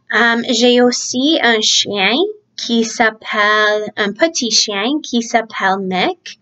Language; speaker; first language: French; early bilingual, other home language; Czech